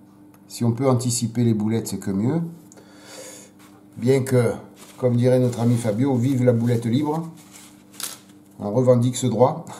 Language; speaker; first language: French; native; French